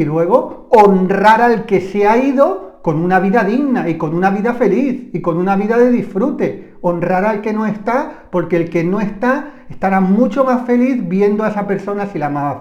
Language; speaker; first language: Spanish; native; Spanish